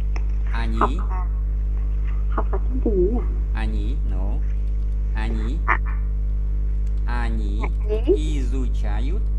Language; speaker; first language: Russian; non-native, fluent; Vietnamese